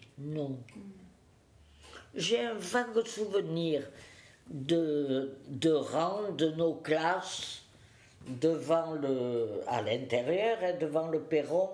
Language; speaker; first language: French; native; French